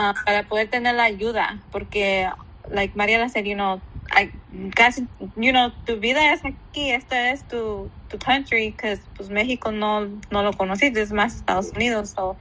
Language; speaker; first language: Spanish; early bilingual, other home language; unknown